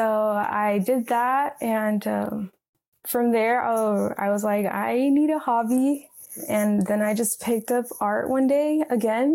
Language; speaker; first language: English; native; English